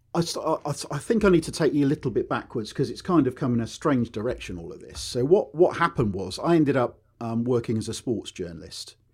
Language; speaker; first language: English; native; English